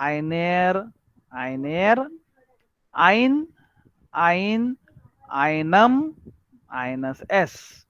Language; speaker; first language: German; non-native, learner; Marathi